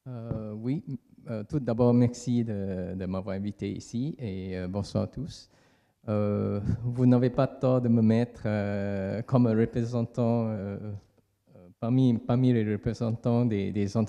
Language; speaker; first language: French; non-native, fluent; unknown